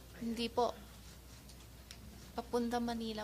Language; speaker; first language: Filipino; non-native, learner; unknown